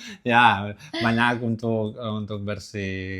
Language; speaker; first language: Indonesian; non-native, learner; Catalan